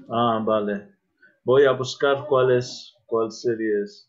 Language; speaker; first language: Spanish; non-native, fluent; Arabic